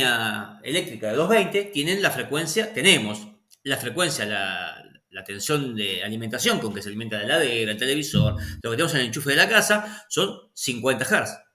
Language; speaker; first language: Spanish; native; Spanish